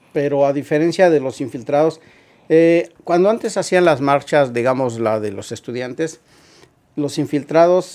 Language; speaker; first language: Spanish; native; Spanish